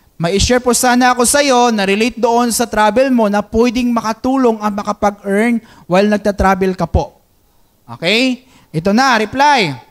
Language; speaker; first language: Filipino; non-native, local second language; Hiligaynon